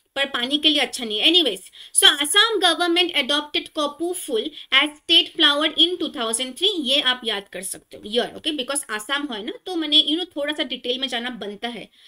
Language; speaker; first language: Hindi; non-native, local second language; Assamese